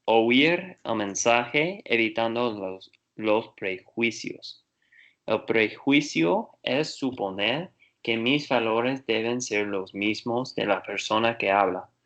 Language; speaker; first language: Spanish; non-native, learner; Portuguese